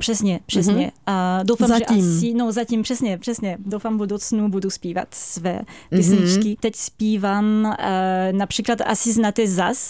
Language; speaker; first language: Czech; non-native, fluent; French